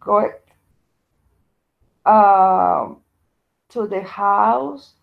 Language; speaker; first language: English; non-native, learner; Spanish